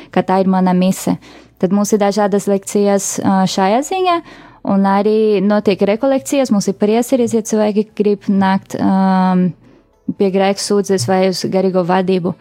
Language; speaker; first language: Latvian; non-native, fluent; Portuguese